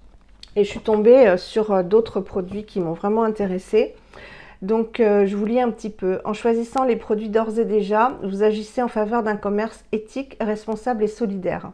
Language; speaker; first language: French; native; French